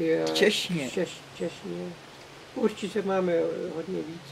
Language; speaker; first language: Czech; non-native, learner; English